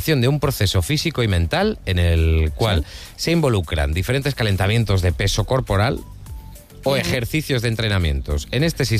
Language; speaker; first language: Spanish; native; Spanish